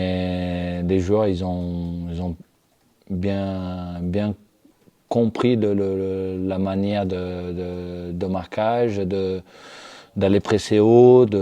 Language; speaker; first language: French; non-native, fluent; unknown